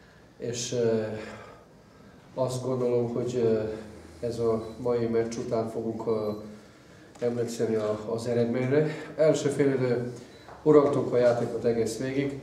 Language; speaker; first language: Hungarian; non-native, fluent; Croatian